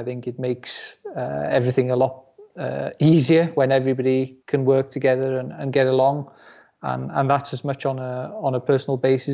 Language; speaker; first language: English; non-native, local second language; Welsh